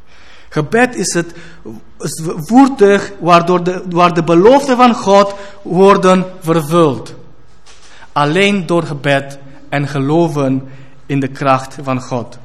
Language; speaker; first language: Dutch; non-native, fluent; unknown